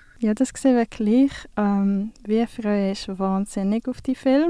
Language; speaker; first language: German; native; German